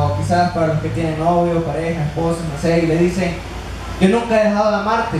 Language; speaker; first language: Spanish; native; Spanish